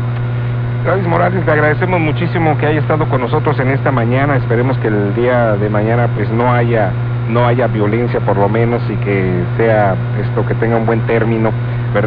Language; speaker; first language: Spanish; native; Spanish